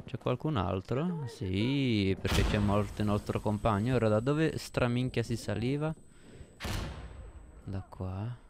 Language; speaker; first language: Italian; native; Italian